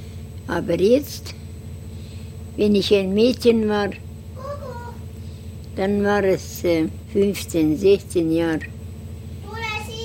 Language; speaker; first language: German; non-native, learner; Estonian